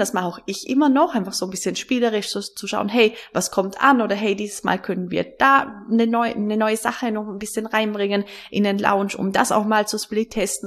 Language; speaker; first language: German; native; German